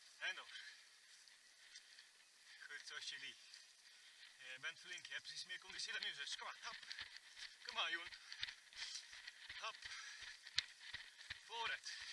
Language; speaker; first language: Dutch; native; Dutch